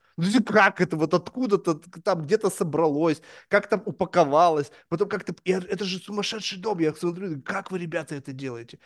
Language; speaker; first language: Russian; native; Russian